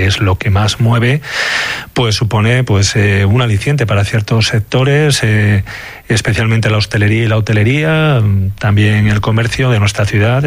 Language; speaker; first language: Spanish; native; Spanish